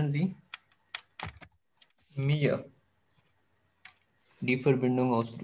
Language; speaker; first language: German; non-native, fluent; Hindi